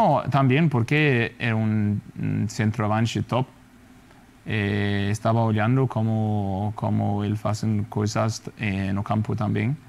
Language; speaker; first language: Spanish; non-native, fluent; Danish